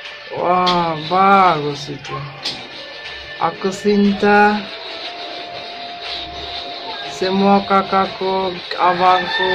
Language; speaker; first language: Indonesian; non-native, learner; Bangla